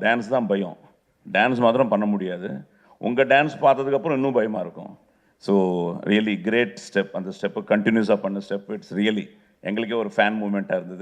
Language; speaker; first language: Tamil; non-native, local second language; Telugu